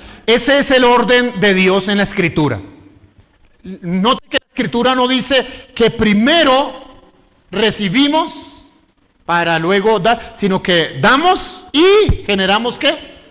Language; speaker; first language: Spanish; native; Spanish